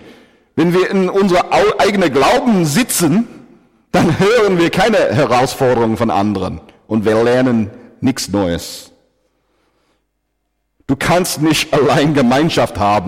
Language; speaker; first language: German; non-native, fluent; English